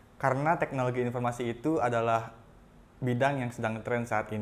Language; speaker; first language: Indonesian; native; Indonesian